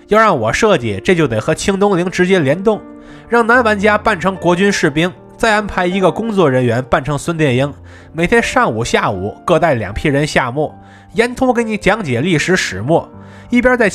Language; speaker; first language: Chinese; native; Chinese